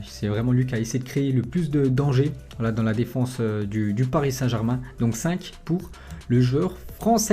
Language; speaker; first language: French; native; French